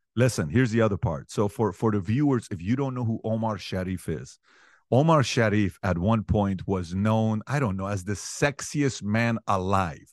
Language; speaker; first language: English; early bilingual, other home language; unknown